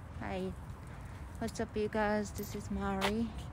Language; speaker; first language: English; non-native, fluent; Japanese